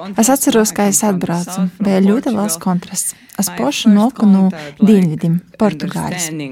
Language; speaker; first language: Latvian; non-native, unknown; Portuguese